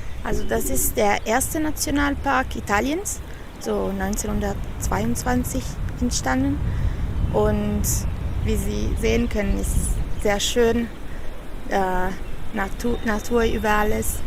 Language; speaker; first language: German; non-native, fluent; Italian